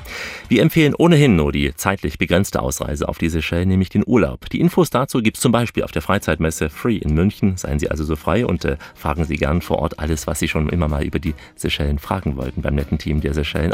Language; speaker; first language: German; native; German